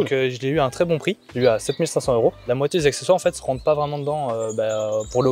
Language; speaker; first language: French; native; French